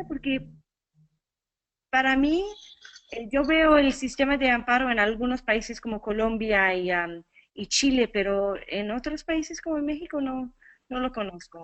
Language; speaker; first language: Spanish; non-native, fluent; English